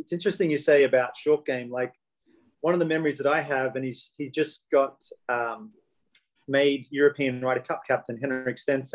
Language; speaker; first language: English; native; English